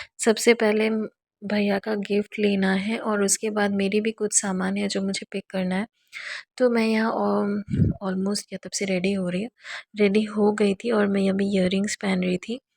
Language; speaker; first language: Hindi; non-native, local second language; Bangla